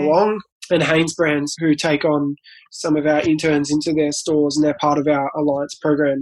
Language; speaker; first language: English; native; English